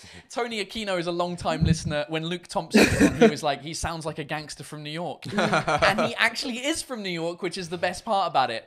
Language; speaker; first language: English; native; English